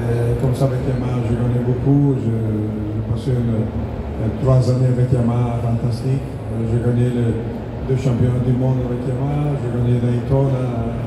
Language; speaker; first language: French; non-native, learner; Italian